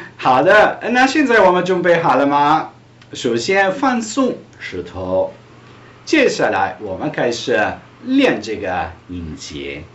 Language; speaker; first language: Chinese; non-native, fluent; Italian